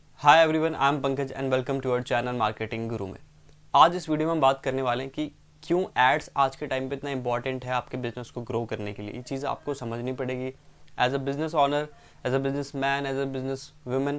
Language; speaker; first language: Hindi; native; Hindi